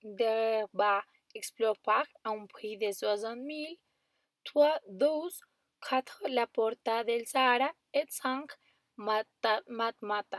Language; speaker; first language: French; non-native, learner; Spanish